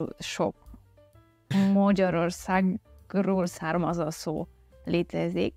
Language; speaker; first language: Hungarian; non-native, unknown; Polish